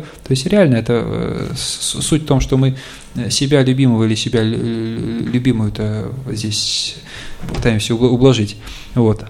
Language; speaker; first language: Russian; native; Russian